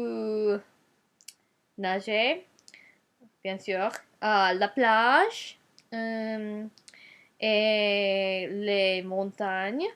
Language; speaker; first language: French; non-native, learner; Japanese